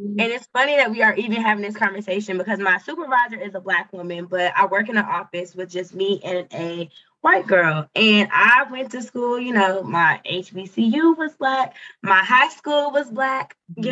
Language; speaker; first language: English; native; English